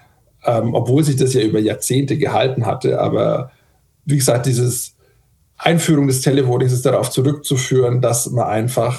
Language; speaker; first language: German; native; German